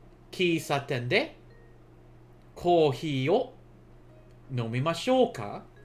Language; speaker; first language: Japanese; non-native, fluent; English